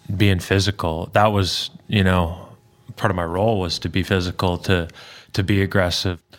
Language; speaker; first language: English; native; English